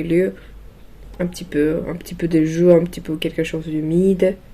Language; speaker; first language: French; non-native, learner; Chinese